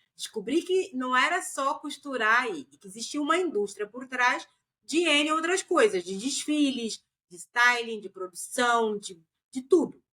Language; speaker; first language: Portuguese; non-native, local second language; Kabuverdianu